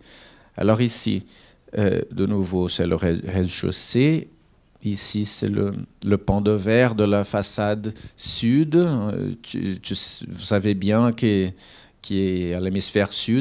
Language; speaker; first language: French; non-native, fluent; Portuguese